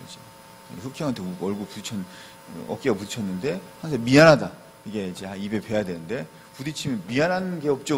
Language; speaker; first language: Korean; native; Korean